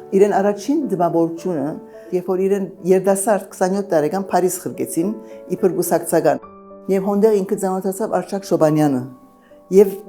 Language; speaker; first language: Armenian; early bilingual, heritage; Armenian